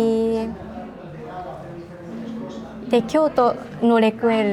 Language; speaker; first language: Spanish; non-native, learner; Japanese